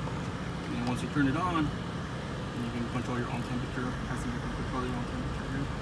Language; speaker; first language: English; native; English